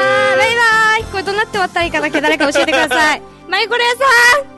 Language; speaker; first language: Japanese; native; Japanese